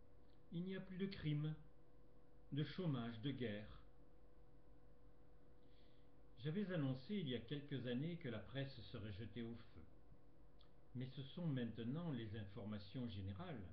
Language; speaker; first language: French; native; French